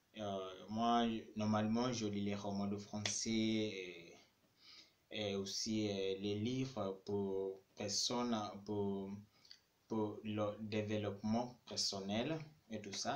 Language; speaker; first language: French; non-native, fluent; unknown